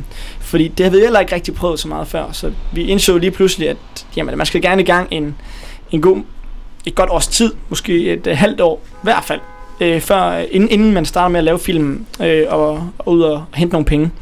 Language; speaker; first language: Danish; native; Danish